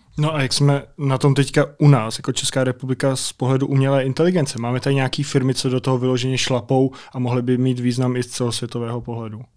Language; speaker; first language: Czech; native; Czech